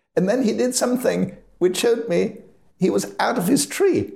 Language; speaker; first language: English; non-native, fluent; German